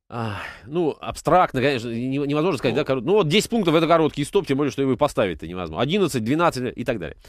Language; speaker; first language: Russian; native; Russian